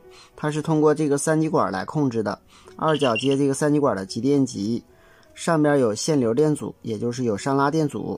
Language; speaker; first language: Chinese; native; Chinese